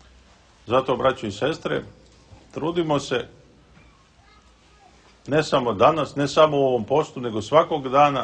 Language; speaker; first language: Serbian; native; Serbian